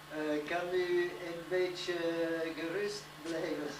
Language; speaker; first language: Dutch; non-native, learner; French